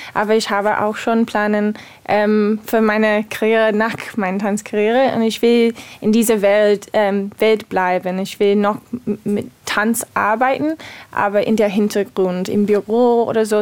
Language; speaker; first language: German; non-native, fluent; English